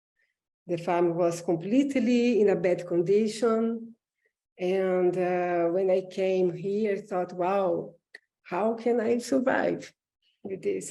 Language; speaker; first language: English; non-native, learner; Portuguese